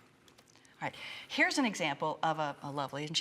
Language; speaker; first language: English; native; English